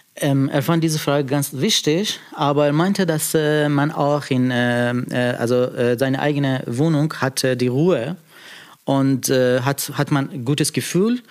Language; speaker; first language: German; non-native, fluent; Persian